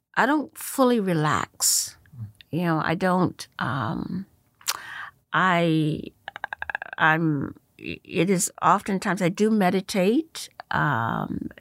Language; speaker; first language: English; native; English